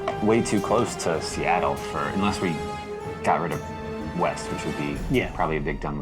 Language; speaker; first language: English; native; English